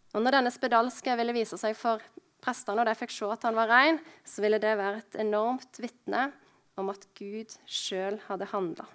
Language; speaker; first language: Norwegian; native; Norwegian